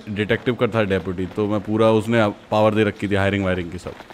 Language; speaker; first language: Hindi; native; Hindi